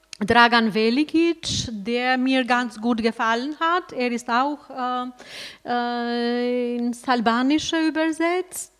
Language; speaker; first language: German; non-native, fluent; Albanian